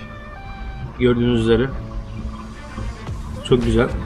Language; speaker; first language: Turkish; native; Turkish